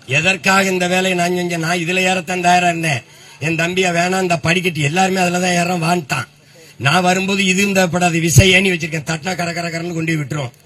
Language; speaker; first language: Tamil; native; Tamil